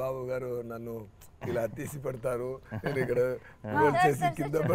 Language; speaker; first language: Telugu; non-native, local second language; Tamil